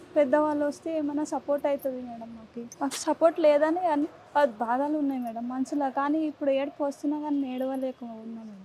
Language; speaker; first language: Telugu; native; Telugu